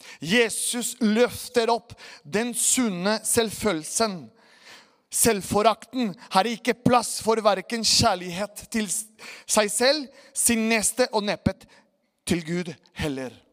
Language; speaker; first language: Norwegian; non-native, fluent; Spanish